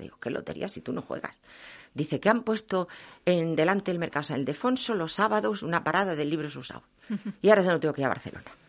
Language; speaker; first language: Spanish; non-native, local second language; Catalan